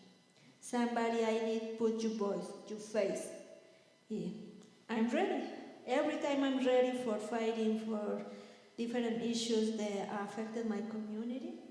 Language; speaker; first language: English; non-native, learner; Spanish